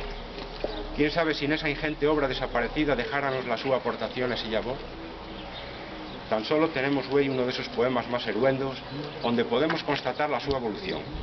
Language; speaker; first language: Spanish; native; Spanish